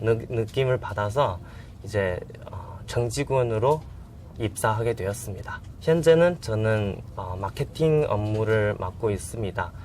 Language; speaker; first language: Korean; non-native, fluent; Chinese